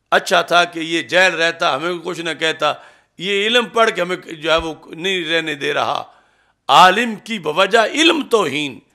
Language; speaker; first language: Urdu; non-native, local second language; Punjabi